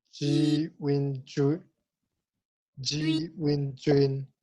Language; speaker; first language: Chinese; non-native, learner; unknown